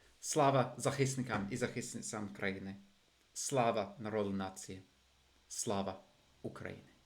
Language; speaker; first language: Ukrainian; non-native, fluent; English